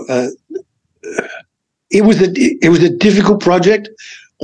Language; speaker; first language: English; native; English